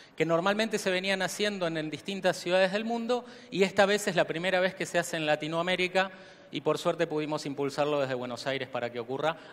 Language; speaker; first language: Spanish; native; Spanish